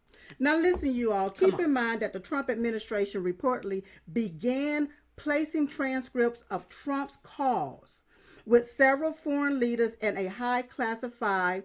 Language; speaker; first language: English; native; English